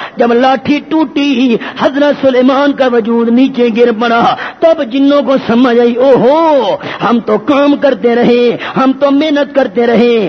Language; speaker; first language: Urdu; non-native, local second language; Pashto